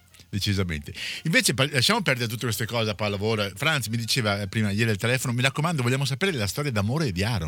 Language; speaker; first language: Italian; native; Italian